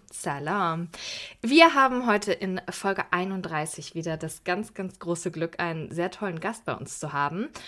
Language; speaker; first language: German; early bilingual, other home language; Persian